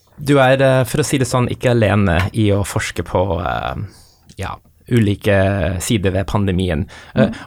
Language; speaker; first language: Norwegian; native; Norwegian